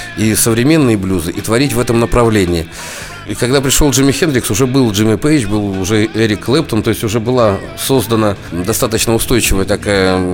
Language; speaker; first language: Russian; native; Russian